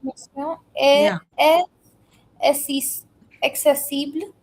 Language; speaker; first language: French; non-native, learner; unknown